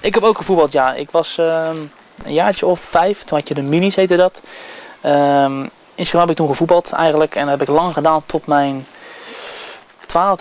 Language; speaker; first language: Dutch; native; Dutch